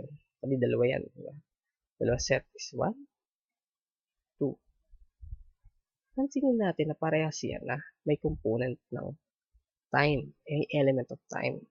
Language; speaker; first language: Filipino; native; Filipino